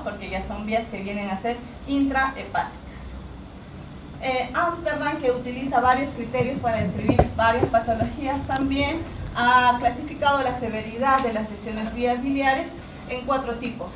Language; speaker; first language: Spanish; native; Spanish